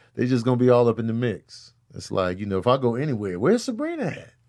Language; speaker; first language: English; early bilingual, other home language; Yoruba